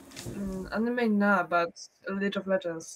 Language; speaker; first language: English; non-native, fluent; Slovak